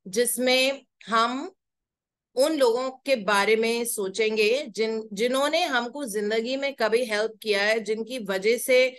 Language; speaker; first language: Hindi; native; Hindi